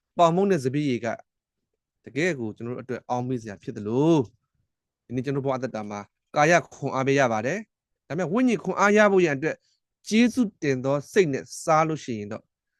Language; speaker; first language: Burmese; non-native, local second language; S'gaw Karen